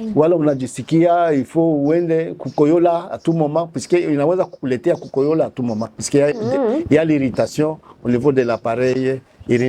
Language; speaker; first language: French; non-native, local second language; Swahili